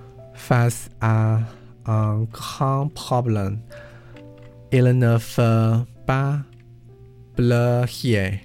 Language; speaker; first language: French; non-native, learner; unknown